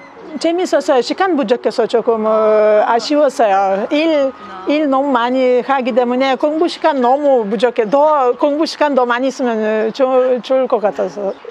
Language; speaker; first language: Korean; non-native, learner; Lithuanian